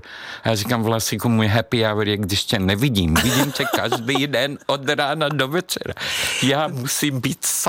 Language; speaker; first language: Czech; non-native, fluent; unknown